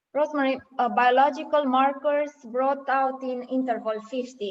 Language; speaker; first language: English; non-native, fluent; Romanian